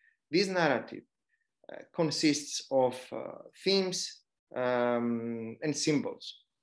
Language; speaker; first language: English; non-native, fluent; Greek